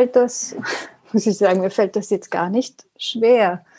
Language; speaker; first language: German; early bilingual, other home language; Persian